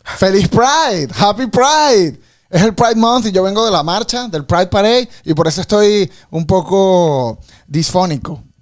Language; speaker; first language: Spanish; native; Spanish